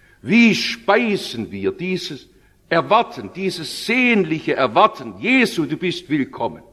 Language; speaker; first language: German; native; German